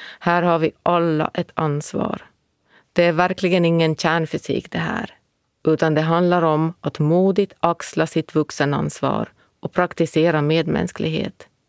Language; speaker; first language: Swedish; native; Swedish